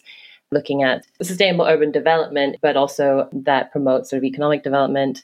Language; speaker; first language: English; non-native, local second language; Cantonese